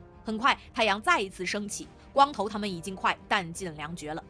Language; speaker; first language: Chinese; native; Chinese